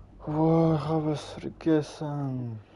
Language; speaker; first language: German; non-native, learner; Russian